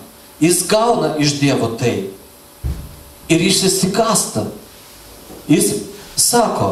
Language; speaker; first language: Lithuanian; non-native, local second language; Russian